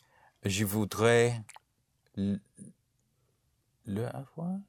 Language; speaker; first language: French; non-native, learner; English